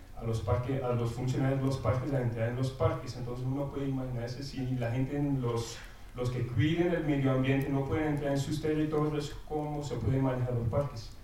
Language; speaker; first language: Spanish; non-native, fluent; Dutch